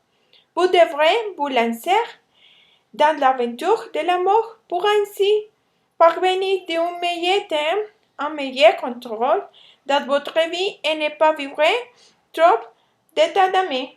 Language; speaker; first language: French; non-native, learner; Spanish